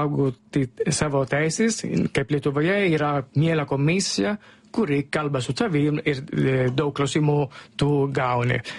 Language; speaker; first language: Lithuanian; non-native, fluent; Italian